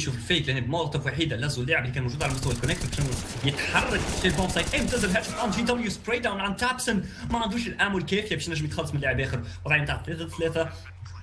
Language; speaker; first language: Arabic; native; Arabic